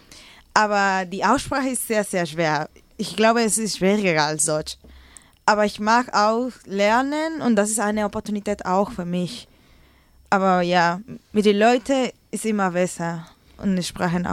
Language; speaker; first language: German; non-native, learner; Spanish